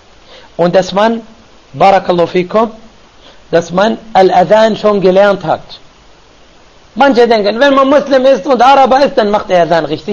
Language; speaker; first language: German; non-native, fluent; Arabic